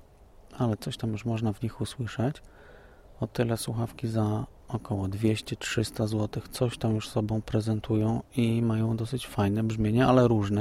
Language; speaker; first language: Polish; native; Polish